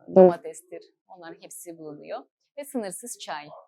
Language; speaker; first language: Turkish; non-native, fluent; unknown